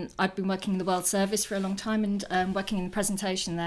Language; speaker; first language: English; native; English